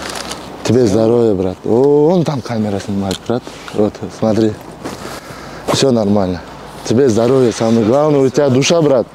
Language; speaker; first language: Russian; non-native, fluent; Kyrgyz